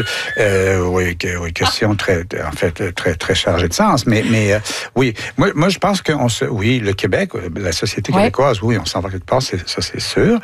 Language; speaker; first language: French; native; French